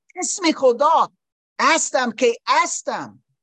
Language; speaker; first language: Persian; non-native, learner; English